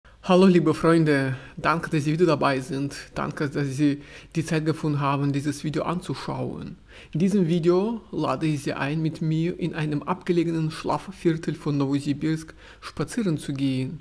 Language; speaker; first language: German; non-native, fluent; Russian